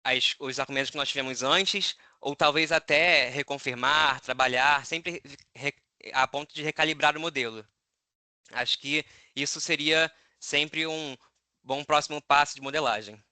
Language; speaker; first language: Portuguese; native; Portuguese